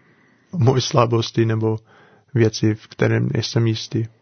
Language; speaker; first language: Czech; non-native, learner; English